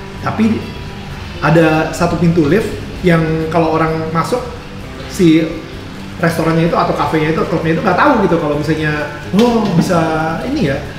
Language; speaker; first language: Indonesian; native; Indonesian